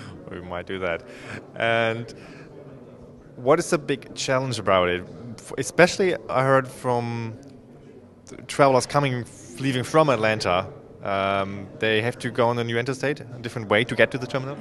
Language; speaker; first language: English; non-native, fluent; German